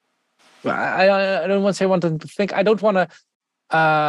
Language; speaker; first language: English; non-native, fluent; Dutch